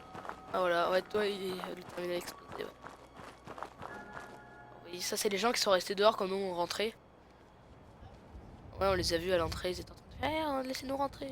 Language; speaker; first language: French; native; French